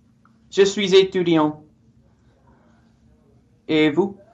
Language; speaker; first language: French; non-native, learner; English